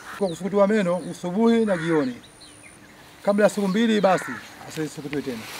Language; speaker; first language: Swahili; native; Swahili